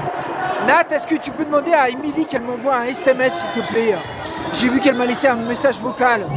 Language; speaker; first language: French; native; French